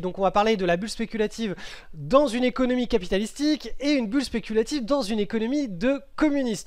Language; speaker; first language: French; native; French